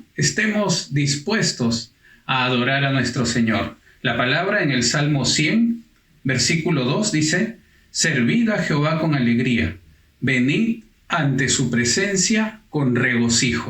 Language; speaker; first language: Spanish; native; Spanish